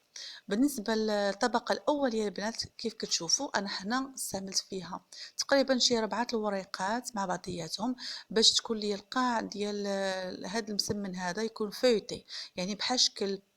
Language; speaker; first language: Arabic; native; Arabic